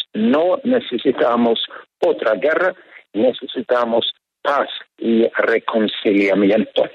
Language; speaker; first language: Spanish; non-native, fluent; Norwegian